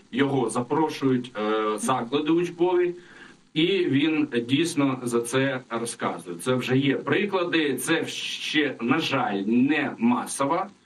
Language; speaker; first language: Ukrainian; non-native, local second language; Russian